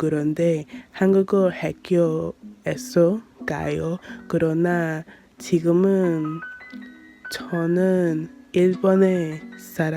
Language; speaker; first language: Korean; non-native, learner; English